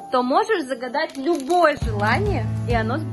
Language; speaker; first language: Russian; native; Russian